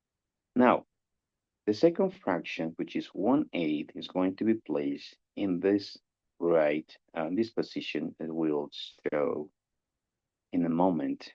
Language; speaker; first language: English; non-native, fluent; Spanish